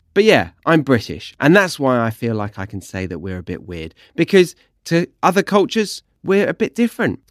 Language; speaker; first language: English; native; English